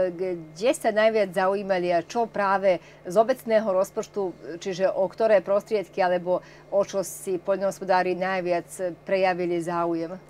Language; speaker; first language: Slovak; native; Slovak